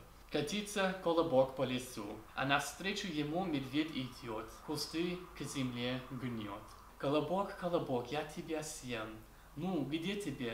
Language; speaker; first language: Russian; non-native, learner; English